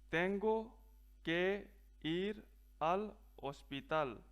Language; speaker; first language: Spanish; non-native, fluent; Punjabi